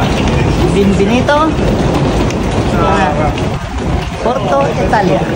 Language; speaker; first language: Italian; non-native, learner; Filipino